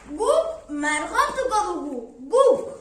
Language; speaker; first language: Basque; non-native, learner; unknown